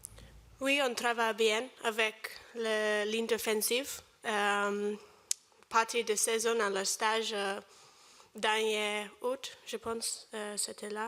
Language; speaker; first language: French; non-native, learner; English